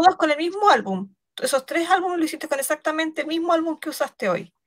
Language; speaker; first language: Spanish; native; Spanish